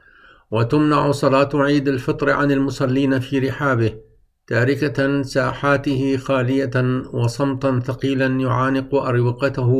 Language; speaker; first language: Arabic; native; Arabic